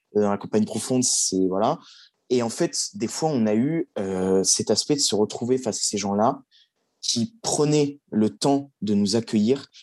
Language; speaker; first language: French; native; French